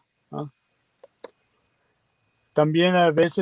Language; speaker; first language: Spanish; non-native, learner; English